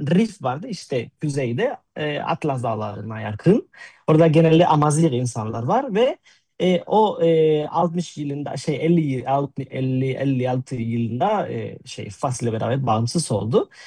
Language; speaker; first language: Turkish; non-native, fluent; Spanish